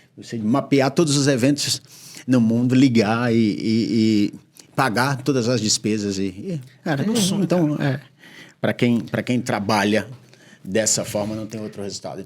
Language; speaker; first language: Portuguese; native; Portuguese